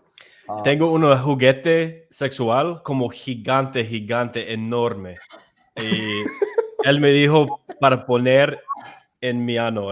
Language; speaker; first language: Spanish; non-native, learner; English